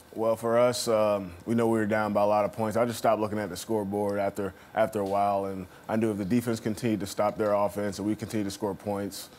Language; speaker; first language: English; native; English